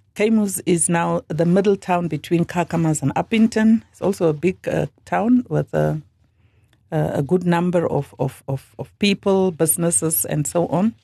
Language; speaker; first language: English; non-native, local second language; Afrikaans